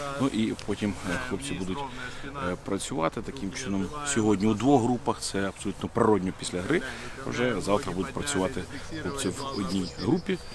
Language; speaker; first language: Ukrainian; native; Ukrainian